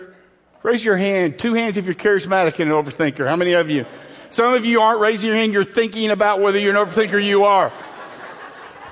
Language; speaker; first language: English; native; English